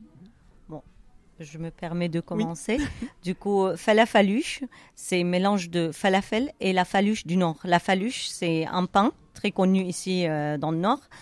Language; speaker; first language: French; non-native, fluent; Arabic